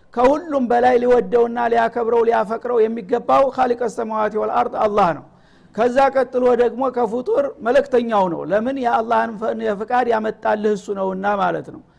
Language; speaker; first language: Amharic; native; Amharic